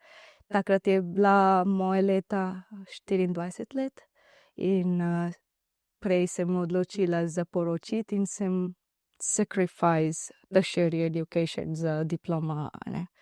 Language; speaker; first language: Slovenian; non-native, learner; Divehi